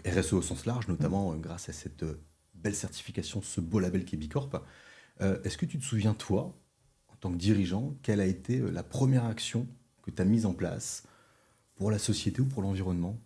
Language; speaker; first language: French; native; French